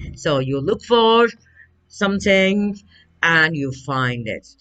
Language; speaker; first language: English; non-native, fluent; Turkish